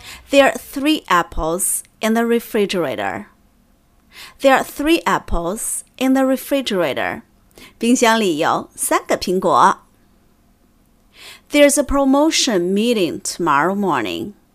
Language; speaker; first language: English; non-native, fluent; Chinese